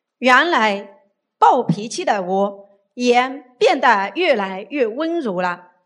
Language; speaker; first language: Chinese; native; Chinese